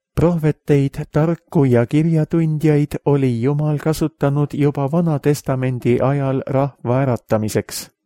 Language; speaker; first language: Estonian; native; Estonian